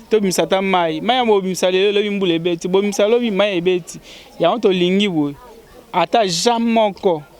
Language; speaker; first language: Lingala; native; Lingala